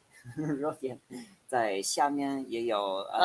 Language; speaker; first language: Chinese; non-native, learner; English